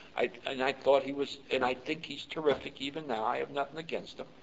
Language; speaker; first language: English; early bilingual, other home language; Yiddish